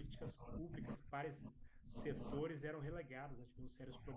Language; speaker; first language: Portuguese; native; Portuguese